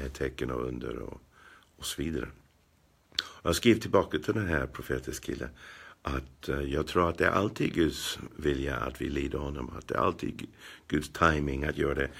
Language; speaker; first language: Swedish; non-native, fluent; English